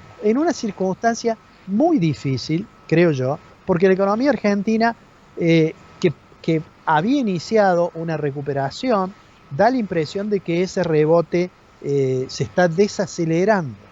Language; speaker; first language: Spanish; native; Spanish